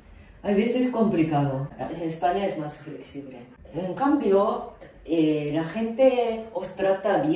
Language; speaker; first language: Spanish; non-native, fluent; Japanese